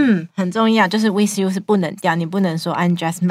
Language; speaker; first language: Chinese; native; Chinese